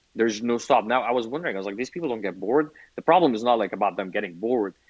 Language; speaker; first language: English; non-native, fluent; Arabic